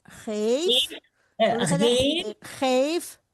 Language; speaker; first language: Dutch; non-native, fluent; Indonesian